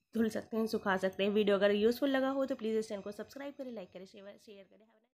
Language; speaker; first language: Hindi; native; Hindi